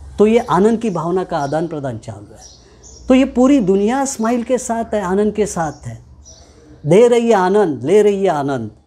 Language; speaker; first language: Hindi; non-native, local second language; Marathi